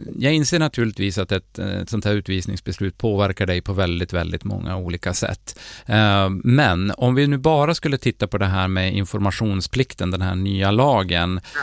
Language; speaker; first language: Swedish; native; Swedish